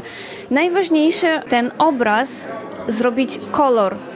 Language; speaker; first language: Polish; non-native, learner; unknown